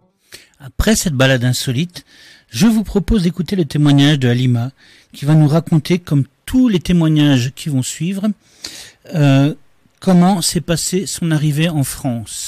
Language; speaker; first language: French; native; French